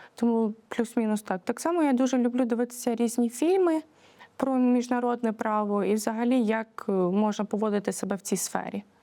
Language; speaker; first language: Ukrainian; native; Ukrainian